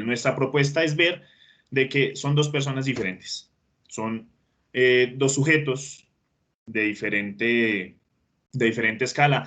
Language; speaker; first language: Spanish; native; Spanish